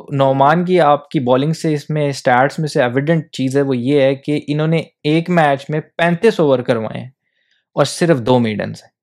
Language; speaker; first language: Urdu; native; Urdu